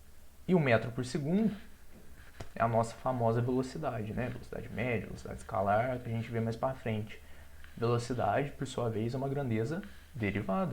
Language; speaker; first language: Portuguese; native; Portuguese